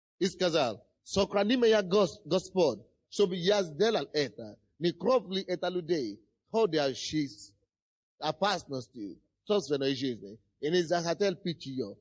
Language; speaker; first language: Russian; non-native, fluent; Yoruba